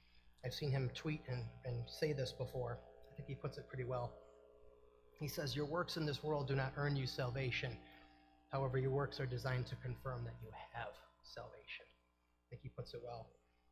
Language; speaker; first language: English; native; English